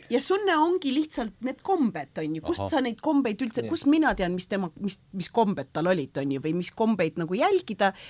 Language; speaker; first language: Estonian; early bilingual, heritage; Estonian